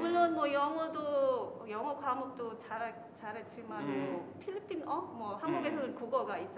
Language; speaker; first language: Korean; non-native, fluent; Filipino